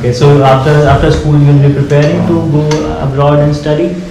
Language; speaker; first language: English; non-native, local second language; Hindi